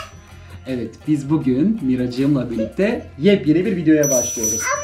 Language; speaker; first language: Turkish; native; Turkish